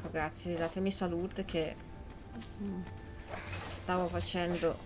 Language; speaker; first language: Italian; native; Italian